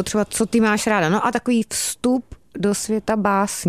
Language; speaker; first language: Czech; native; Czech